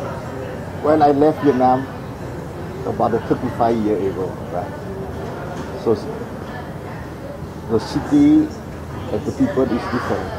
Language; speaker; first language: English; non-native, learner; Vietnamese